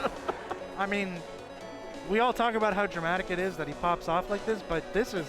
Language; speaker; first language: English; native; English